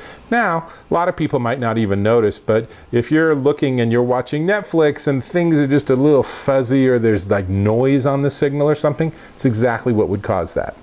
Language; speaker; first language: English; native; English